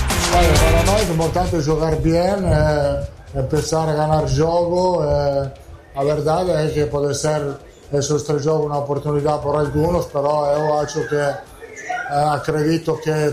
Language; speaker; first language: Portuguese; non-native, fluent; Italian